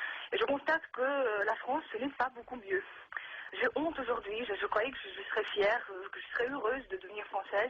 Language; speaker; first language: French; non-native, fluent; Russian